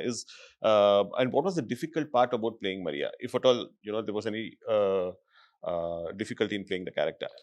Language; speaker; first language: English; non-native, local second language; Tamil